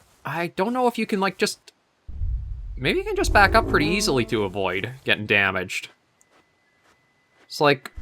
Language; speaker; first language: English; native; English